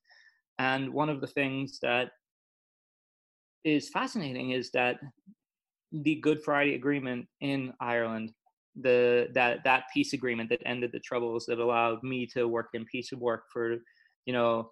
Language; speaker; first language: English; native; English